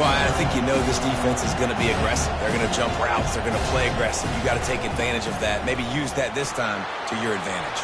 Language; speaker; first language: English; native; English